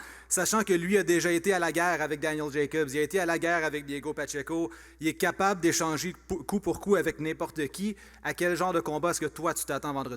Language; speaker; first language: French; native; French